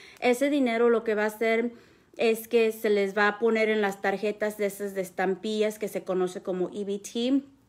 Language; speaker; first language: Spanish; early bilingual, heritage; Spanish